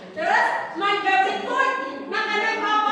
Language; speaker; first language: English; non-native, learner; Indonesian